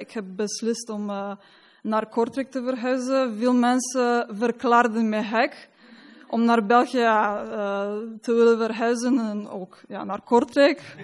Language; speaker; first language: Dutch; non-native, fluent; Polish